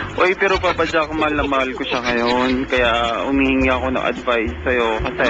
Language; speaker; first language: Filipino; non-native, local second language; Hiligaynon